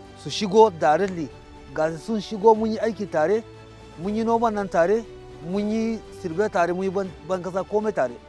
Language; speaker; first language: Hausa; non-native, local second language; Fula